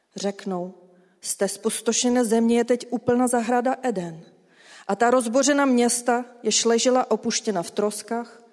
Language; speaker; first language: Czech; native; Czech